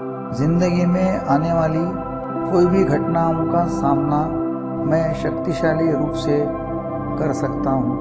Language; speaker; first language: Hindi; non-native, local second language; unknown